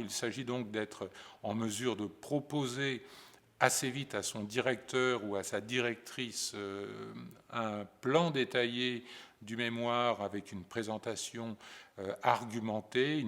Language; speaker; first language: French; native; French